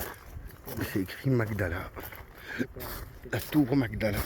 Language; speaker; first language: French; native; French